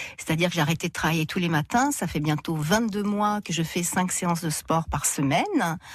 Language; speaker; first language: French; native; French